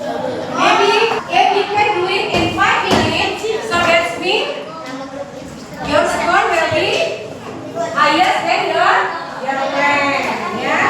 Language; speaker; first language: English; non-native, learner; Indonesian